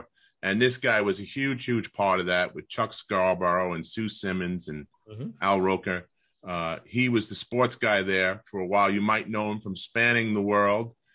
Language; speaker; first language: English; native; English